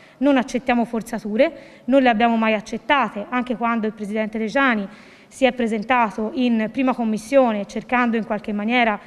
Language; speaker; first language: Italian; native; Italian